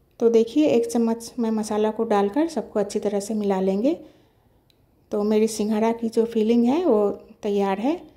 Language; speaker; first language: Hindi; non-native, local second language; Bangla